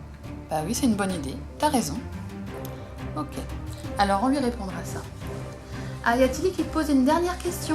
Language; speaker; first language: French; native; French